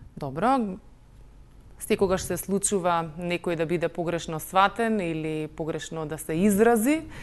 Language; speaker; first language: Macedonian; native; Macedonian